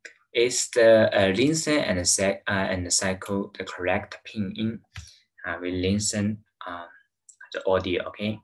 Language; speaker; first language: English; non-native, learner; Chinese